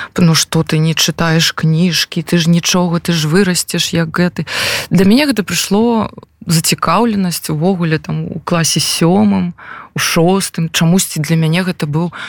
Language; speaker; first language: Belarusian; non-native, local second language; Russian